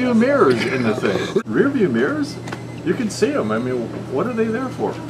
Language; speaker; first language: English; native; English